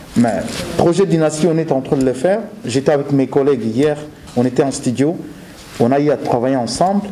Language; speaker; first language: French; non-native, local second language; Lingala